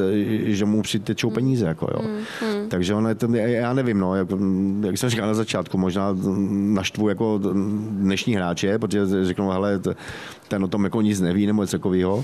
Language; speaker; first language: Czech; native; Czech